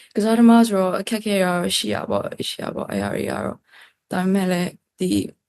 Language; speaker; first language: Burmese; non-native, local second language; Kachin